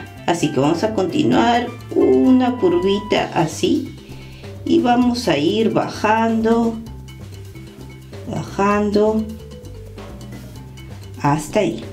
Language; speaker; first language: Spanish; native; Spanish